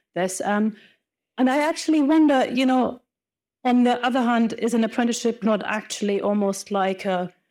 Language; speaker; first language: English; non-native, fluent; German